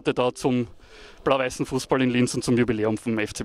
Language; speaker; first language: German; native; German